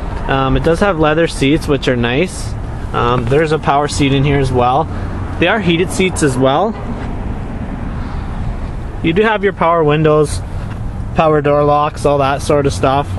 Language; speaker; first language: English; native; English